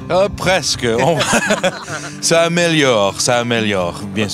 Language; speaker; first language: French; non-native, learner; English